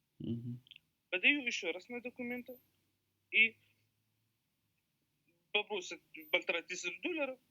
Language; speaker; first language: Russian; non-native, learner; Arabic